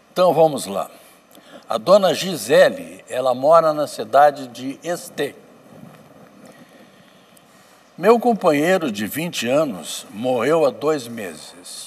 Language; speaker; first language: Portuguese; native; Portuguese